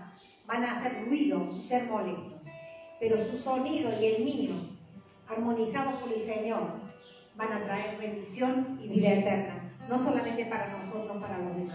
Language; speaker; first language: Spanish; native; Spanish